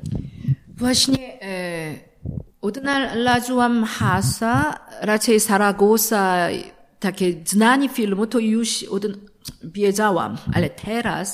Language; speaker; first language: Polish; non-native, learner; Korean